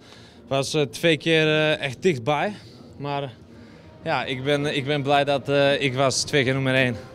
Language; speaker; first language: Dutch; non-native, learner; Polish